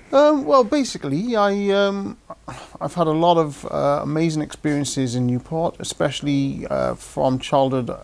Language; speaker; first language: English; native; English